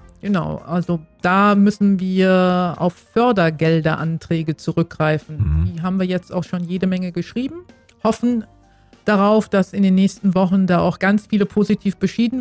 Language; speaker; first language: German; native; German